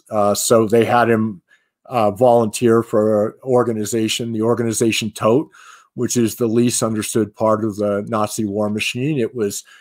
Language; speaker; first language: English; native; English